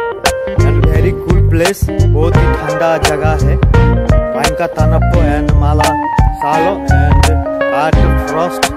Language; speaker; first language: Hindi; non-native, local second language; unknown